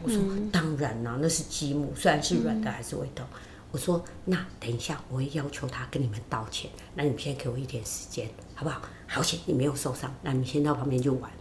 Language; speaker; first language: Chinese; native; Chinese